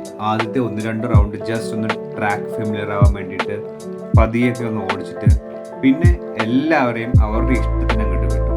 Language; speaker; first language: Malayalam; native; Malayalam